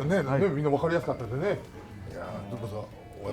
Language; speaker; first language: Japanese; native; Japanese